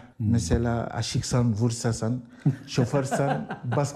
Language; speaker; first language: Turkish; non-native, fluent; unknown